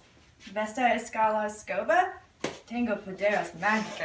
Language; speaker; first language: Spanish; non-native, learner; English